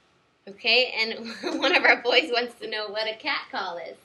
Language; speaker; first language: English; native; English